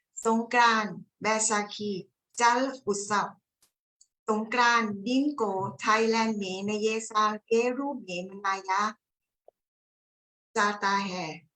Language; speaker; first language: Hindi; non-native, learner; Thai